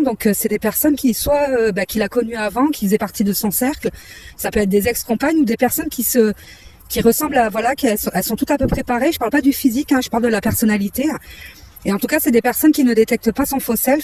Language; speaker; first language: French; native; French